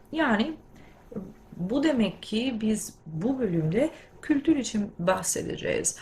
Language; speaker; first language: Turkish; non-native, fluent; Albanian